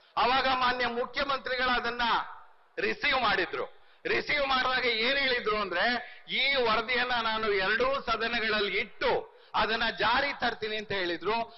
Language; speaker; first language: Kannada; native; Kannada